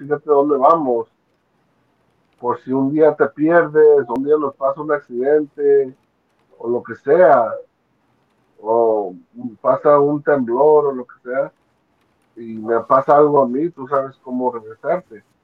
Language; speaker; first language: Spanish; early bilingual, other home language; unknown